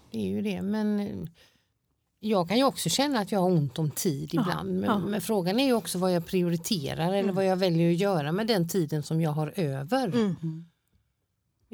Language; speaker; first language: Swedish; native; Swedish